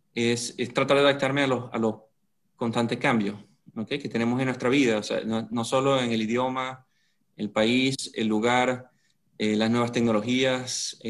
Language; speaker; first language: Spanish; native; Spanish